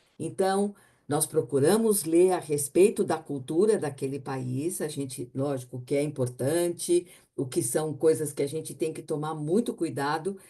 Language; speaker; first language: Portuguese; native; Portuguese